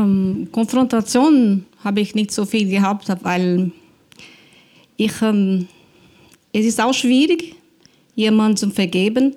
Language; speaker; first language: German; non-native, learner; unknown